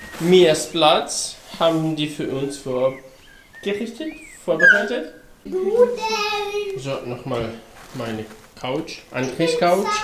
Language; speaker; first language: German; non-native, fluent; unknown